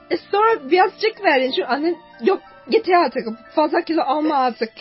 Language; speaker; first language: Turkish; non-native, fluent; Chinese